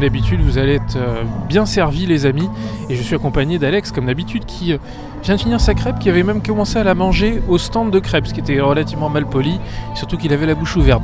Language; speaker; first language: French; native; French